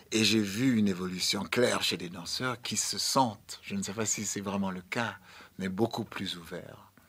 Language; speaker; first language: French; non-native, fluent; English